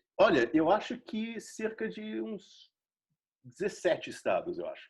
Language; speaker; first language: Portuguese; native; Portuguese